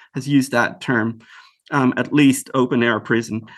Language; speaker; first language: English; early bilingual, other home language; Hebrew